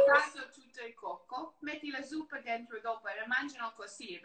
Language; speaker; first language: Italian; non-native, learner; English